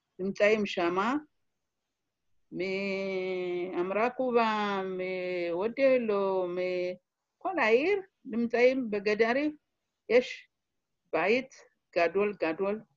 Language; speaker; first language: Hebrew; non-native, fluent; Amharic